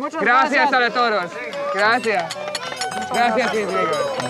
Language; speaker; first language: Spanish; non-native, learner; English